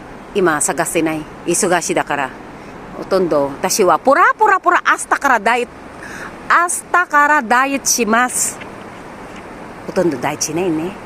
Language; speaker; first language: Japanese; non-native, learner; Filipino